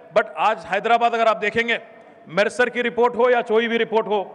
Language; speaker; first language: Hindi; non-native, local second language; Telugu